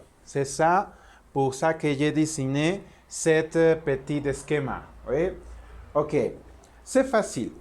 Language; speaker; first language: French; non-native, learner; Spanish